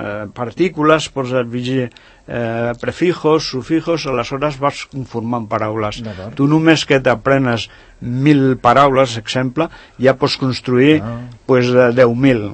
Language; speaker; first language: Catalan; non-native, local second language; Spanish